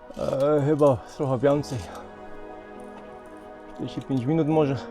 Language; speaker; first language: Polish; non-native, local second language; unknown